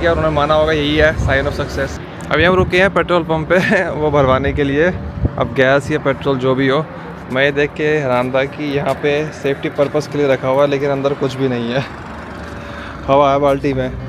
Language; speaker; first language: Hindi; native; Hindi